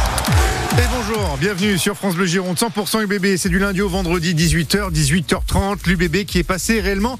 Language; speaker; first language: French; native; French